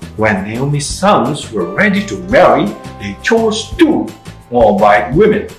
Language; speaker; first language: English; non-native, fluent; Indonesian